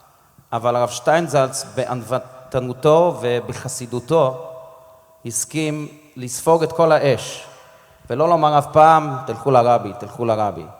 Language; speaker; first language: Hebrew; non-native, fluent; English